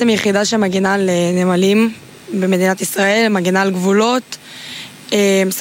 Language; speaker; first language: Hebrew; native; Hebrew